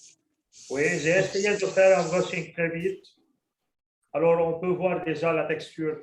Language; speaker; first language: French; non-native, local second language; Arabic